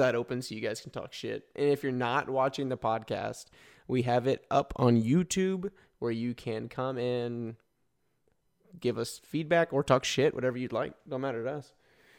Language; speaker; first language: English; native; English